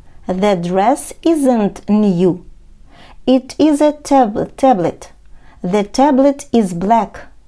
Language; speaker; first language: English; non-native, fluent; Ukrainian